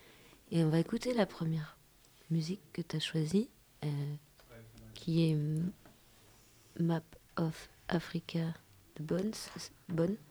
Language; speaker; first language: French; native; French